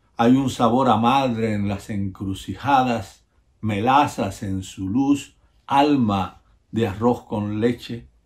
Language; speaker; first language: Spanish; native; Spanish